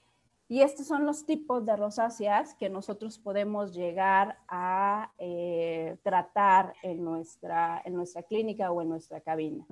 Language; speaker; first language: Spanish; native; Spanish